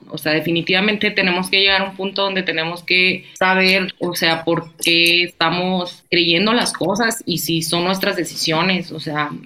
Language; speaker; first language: Spanish; native; Spanish